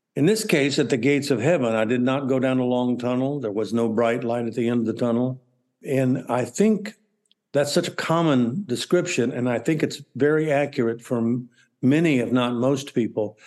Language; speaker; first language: English; native; English